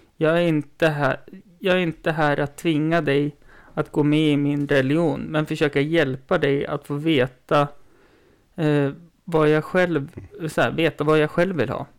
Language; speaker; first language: Swedish; native; Swedish